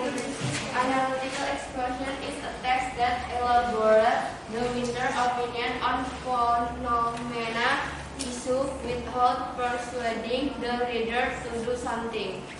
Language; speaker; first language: English; non-native, learner; Indonesian